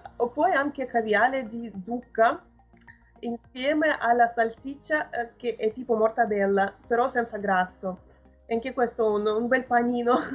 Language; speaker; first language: Italian; non-native, fluent; Russian